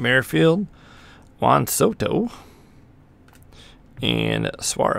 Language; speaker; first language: English; native; English